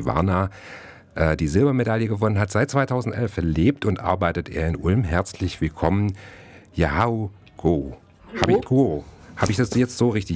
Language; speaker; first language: German; native; German